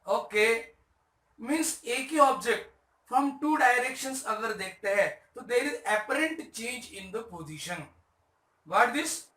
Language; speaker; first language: Hindi; non-native, local second language; Marathi